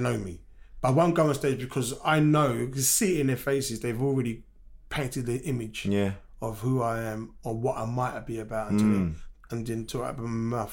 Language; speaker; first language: English; native; English